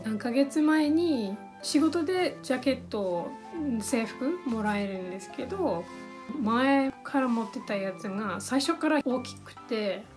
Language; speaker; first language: Japanese; non-native, fluent; English